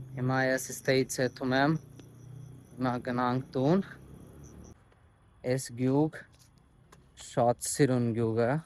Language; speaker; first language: Armenian; non-native, learner; Hindi